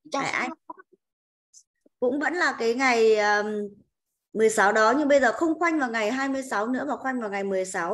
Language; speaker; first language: Vietnamese; native; Vietnamese